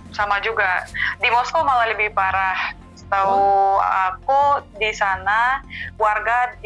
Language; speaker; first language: Indonesian; non-native, fluent; Russian